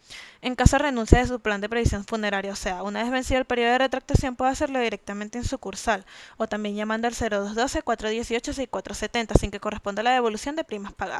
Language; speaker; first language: Spanish; native; Spanish